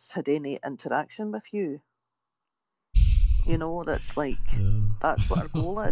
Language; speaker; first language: English; native; English